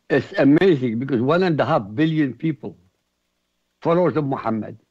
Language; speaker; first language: English; non-native, fluent; Arabic